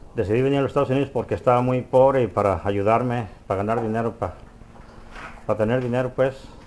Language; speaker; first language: Spanish; native; Spanish